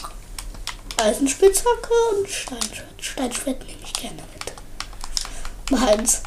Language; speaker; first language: German; native; German